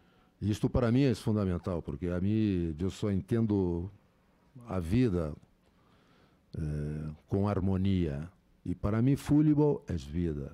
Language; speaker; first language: Spanish; non-native, fluent; Portuguese